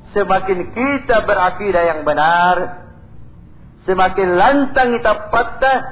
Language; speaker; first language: Indonesian; non-native, local second language; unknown